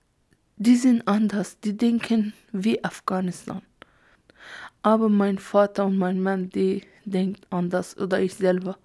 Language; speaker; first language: German; non-native, learner; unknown